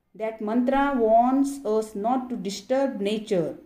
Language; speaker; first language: English; non-native, local second language; Marathi